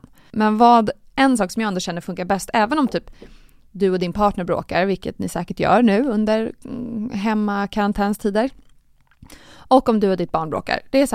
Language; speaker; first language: Swedish; native; Swedish